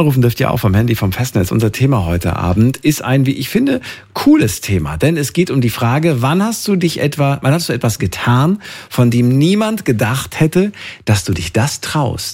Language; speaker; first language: German; native; German